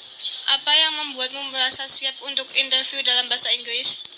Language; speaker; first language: Indonesian; native; Indonesian